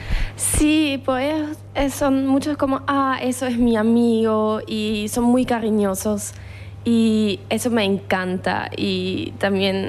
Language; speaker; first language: Spanish; non-native, fluent; German